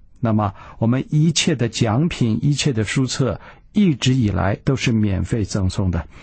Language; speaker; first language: Chinese; early bilingual, heritage; Chinese